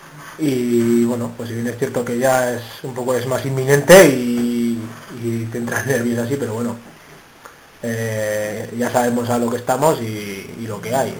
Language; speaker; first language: Spanish; native; Spanish